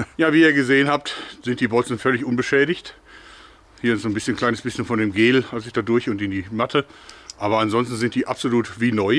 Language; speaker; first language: German; native; German